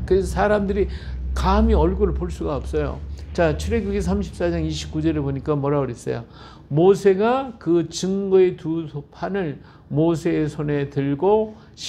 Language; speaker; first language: Korean; native; Korean